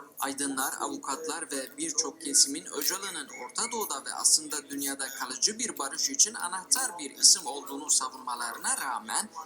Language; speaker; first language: Turkish; native; Turkish